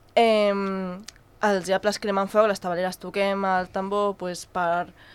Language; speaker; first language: Catalan; non-native, local second language; Spanish